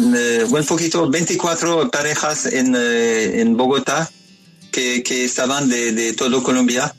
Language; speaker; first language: Spanish; non-native, learner; French